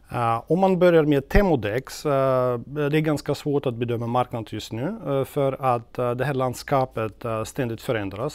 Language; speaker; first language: Swedish; non-native, fluent; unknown